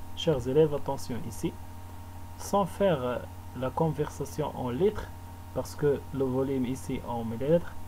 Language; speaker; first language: French; non-native, local second language; Arabic